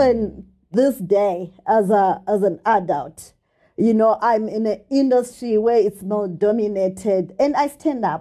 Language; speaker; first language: English; non-native, local second language; Shona